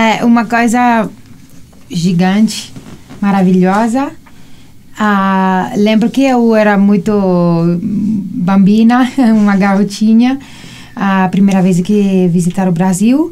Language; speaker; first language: Portuguese; non-native, learner; Italian